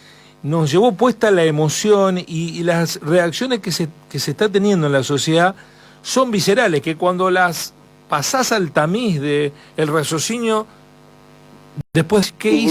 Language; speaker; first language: Spanish; native; Spanish